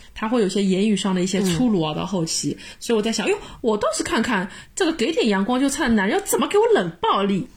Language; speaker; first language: Chinese; native; Chinese